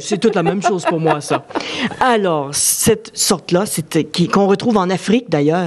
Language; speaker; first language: French; native; French